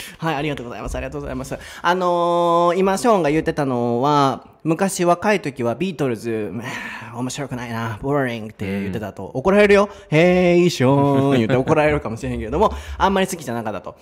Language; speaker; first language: Japanese; native; Japanese